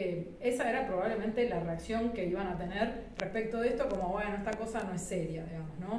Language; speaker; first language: Spanish; native; Spanish